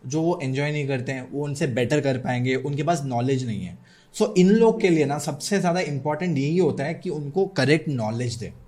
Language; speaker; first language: Hindi; non-native, local second language; Odia